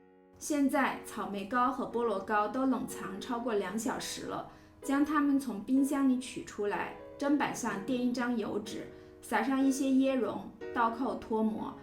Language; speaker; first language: Chinese; native; Chinese